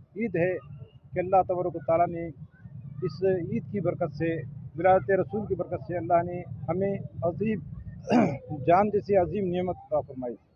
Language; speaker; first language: Urdu; native; Urdu